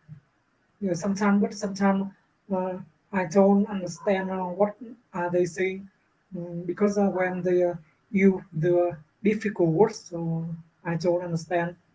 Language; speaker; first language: English; non-native, learner; Vietnamese